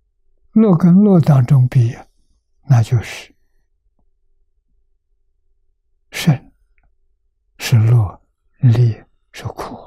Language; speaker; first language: Chinese; native; Chinese